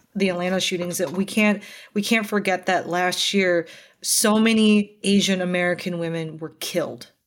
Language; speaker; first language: English; native; English